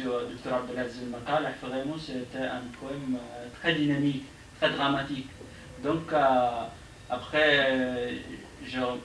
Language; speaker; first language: French; non-native, learner; Arabic